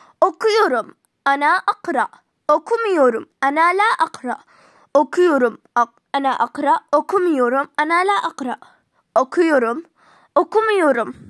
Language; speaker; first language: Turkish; non-native, fluent; Arabic